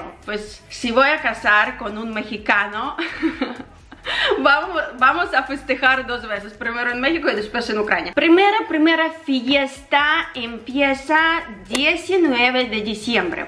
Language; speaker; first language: Spanish; non-native, fluent; Ukrainian